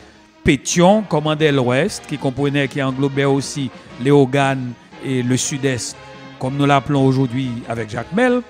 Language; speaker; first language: French; non-native, local second language; Haitian Creole